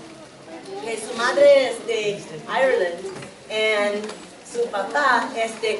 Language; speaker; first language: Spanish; non-native, learner; English